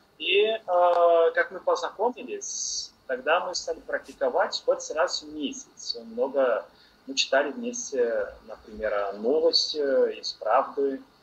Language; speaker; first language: Russian; non-native, learner; Portuguese